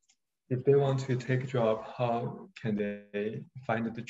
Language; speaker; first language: English; non-native, fluent; Chinese